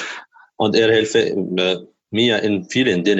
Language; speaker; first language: German; non-native, learner; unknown